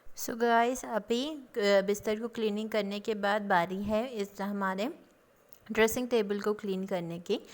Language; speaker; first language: Hindi; non-native, local second language; Bangla